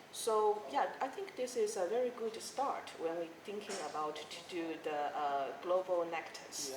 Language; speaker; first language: English; non-native, fluent; Chinese